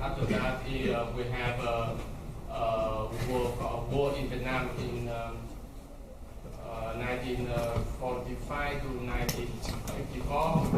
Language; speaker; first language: English; non-native, learner; Vietnamese